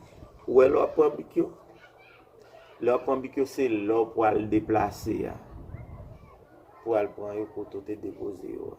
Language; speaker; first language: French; non-native, learner; Haitian Creole